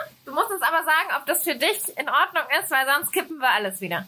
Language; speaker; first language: German; non-native, fluent; Spanish